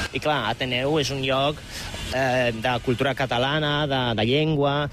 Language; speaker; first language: Catalan; non-native, fluent; Polish